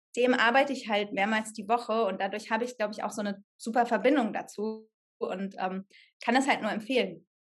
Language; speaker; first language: German; native; German